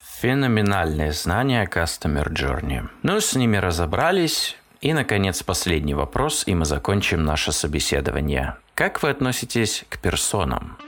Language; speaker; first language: Russian; native; Russian